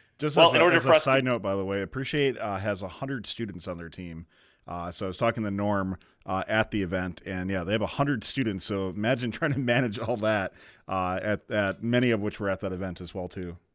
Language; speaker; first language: English; native; English